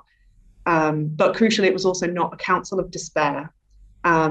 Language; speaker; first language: English; native; English